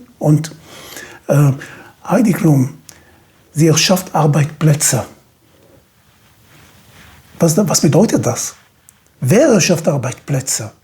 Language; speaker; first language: German; non-native, fluent; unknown